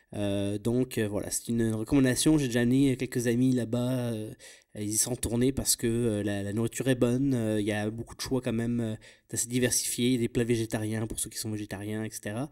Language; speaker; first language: French; native; French